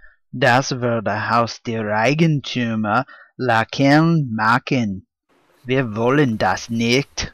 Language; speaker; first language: German; non-native, learner; English